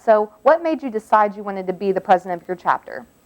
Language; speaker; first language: English; native; English